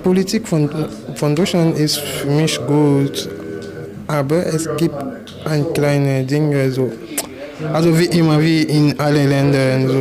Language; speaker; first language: German; non-native, learner; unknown